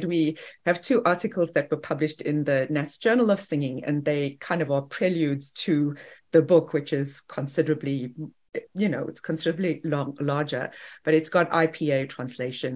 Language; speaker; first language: English; native; English